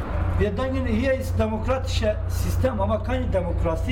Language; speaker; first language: German; non-native, learner; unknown